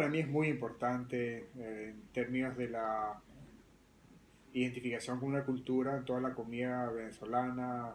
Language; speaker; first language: Spanish; early bilingual, other home language; French